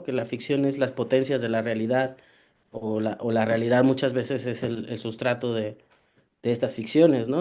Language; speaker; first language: Spanish; native; Spanish